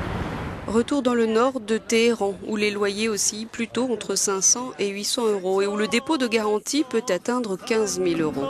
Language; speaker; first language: French; native; French